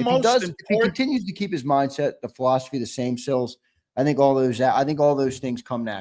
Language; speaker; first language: English; native; English